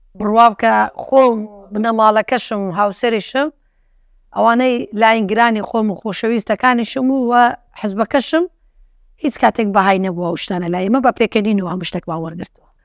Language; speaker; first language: Central Kurdish; non-native, local second language; Turkish